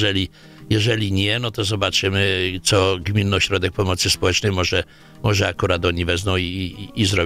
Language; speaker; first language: Polish; native; Polish